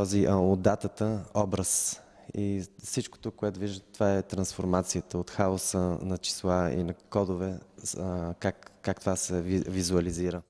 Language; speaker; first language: Bulgarian; native; Bulgarian